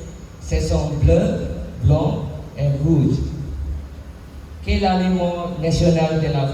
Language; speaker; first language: French; non-native, learner; Sinhala